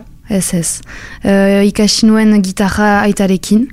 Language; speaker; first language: Basque; non-native, local second language; French